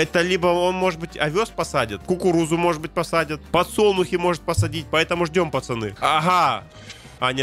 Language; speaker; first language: Russian; native; Russian